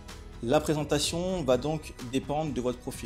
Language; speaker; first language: French; native; French